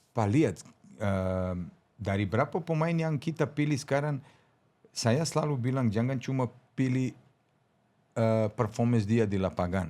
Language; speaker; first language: Indonesian; non-native, fluent; Serbian